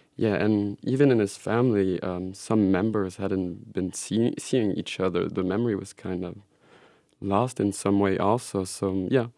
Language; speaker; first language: English; non-native, fluent; French